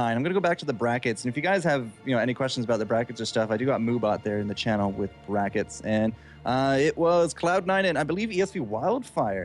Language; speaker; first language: English; native; English